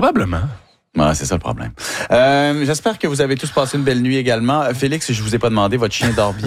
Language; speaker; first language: French; native; French